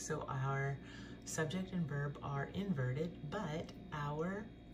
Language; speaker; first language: English; native; English